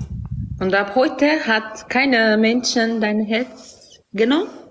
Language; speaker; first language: German; non-native, learner; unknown